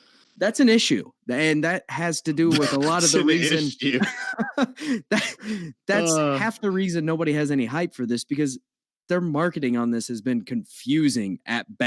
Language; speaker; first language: English; native; English